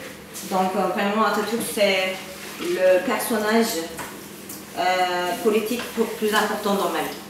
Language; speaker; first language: French; non-native, fluent; Turkish